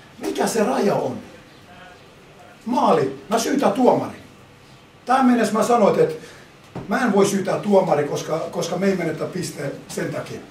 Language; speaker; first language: Finnish; non-native, fluent; Albanian